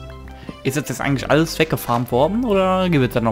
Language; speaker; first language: German; native; German